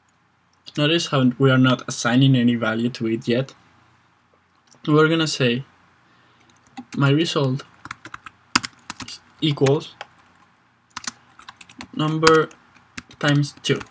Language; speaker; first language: English; non-native, fluent; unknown